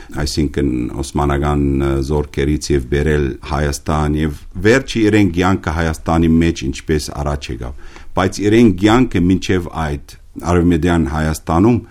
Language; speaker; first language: Armenian; early bilingual, heritage; Armenian